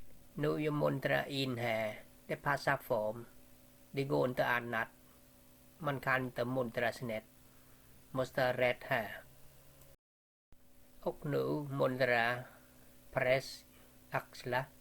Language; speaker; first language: Swedish; non-native, learner; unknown